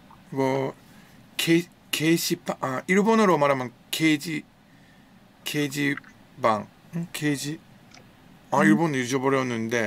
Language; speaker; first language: Korean; non-native, learner; English